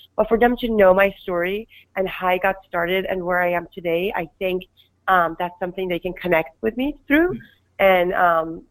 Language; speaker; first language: English; non-native, fluent; Persian